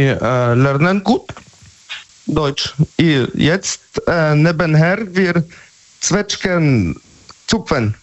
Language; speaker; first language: German; non-native, learner; Polish